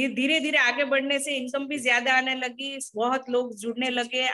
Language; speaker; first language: Hindi; non-native, local second language; Gujarati